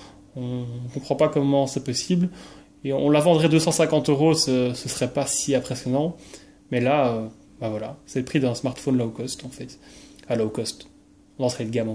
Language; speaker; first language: French; native; French